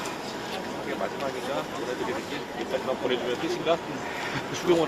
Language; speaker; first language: Korean; native; Korean